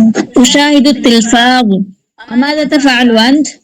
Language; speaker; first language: Arabic; non-native, learner; Bangla